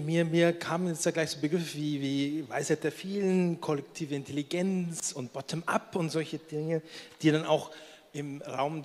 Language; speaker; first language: German; native; German